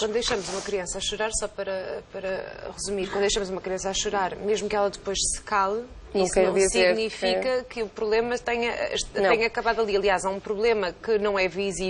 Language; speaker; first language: Portuguese; native; Portuguese